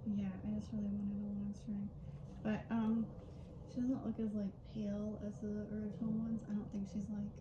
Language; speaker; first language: English; native; English